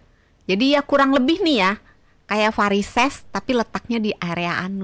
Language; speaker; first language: Indonesian; native; Indonesian